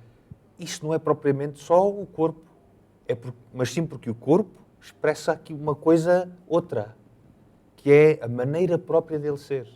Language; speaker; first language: Portuguese; native; Portuguese